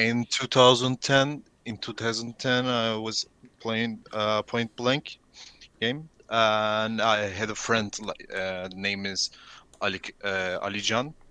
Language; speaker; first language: English; non-native, learner; Turkish